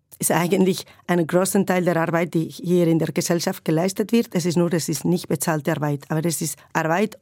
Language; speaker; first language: German; non-native, fluent; Spanish